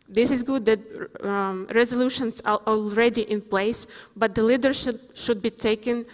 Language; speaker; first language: English; non-native, fluent; Ukrainian